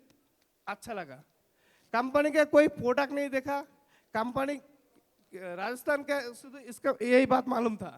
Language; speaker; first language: Hindi; non-native, local second language; Bangla